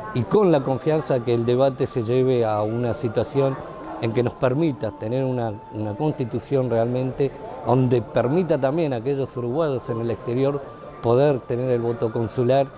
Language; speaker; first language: Spanish; native; Spanish